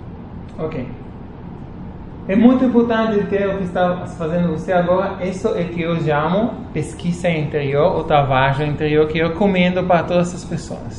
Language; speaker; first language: Portuguese; non-native, fluent; Spanish